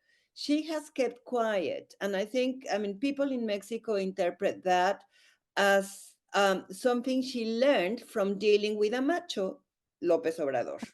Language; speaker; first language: English; non-native, fluent; Spanish